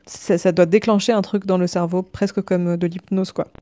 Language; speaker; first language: French; native; French